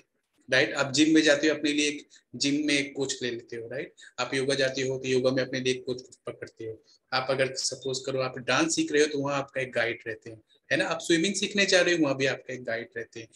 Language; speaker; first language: Hindi; native; Hindi